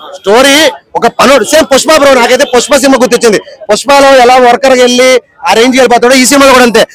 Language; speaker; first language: Telugu; native; Telugu